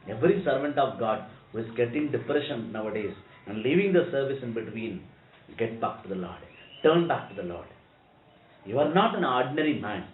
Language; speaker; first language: English; non-native, local second language; Telugu